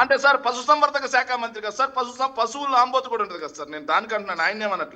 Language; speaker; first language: Telugu; native; Telugu